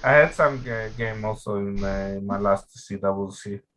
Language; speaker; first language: English; non-native, fluent; Russian